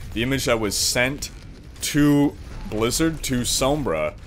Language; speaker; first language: English; native; English